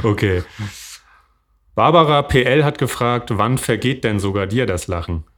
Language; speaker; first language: German; native; German